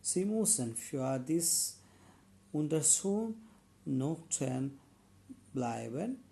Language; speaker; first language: German; non-native, learner; Malayalam